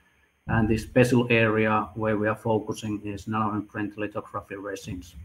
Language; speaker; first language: English; non-native, fluent; Finnish